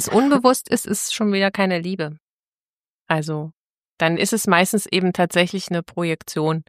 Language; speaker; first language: German; native; German